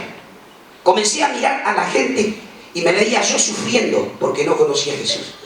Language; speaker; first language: Spanish; native; Spanish